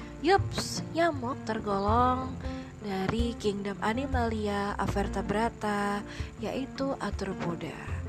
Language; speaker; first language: Indonesian; native; Indonesian